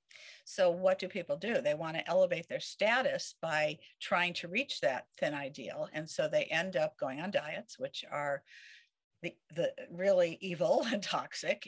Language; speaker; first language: English; native; English